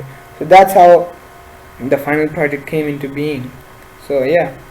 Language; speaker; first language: English; non-native, local second language; Urdu